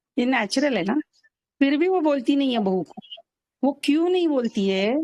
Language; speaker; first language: Hindi; non-native, local second language; Marathi